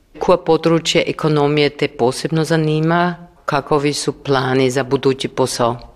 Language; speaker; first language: Croatian; native; Croatian